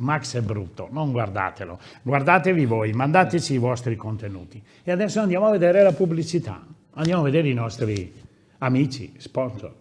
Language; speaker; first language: Italian; native; Italian